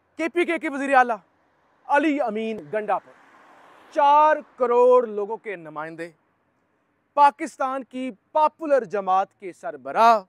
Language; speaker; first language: Urdu; native; Urdu